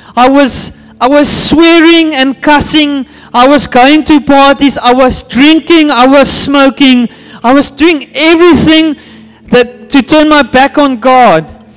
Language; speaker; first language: English; non-native, local second language; Afrikaans